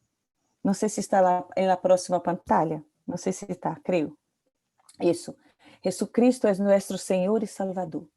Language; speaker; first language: Portuguese; non-native, learner; Spanish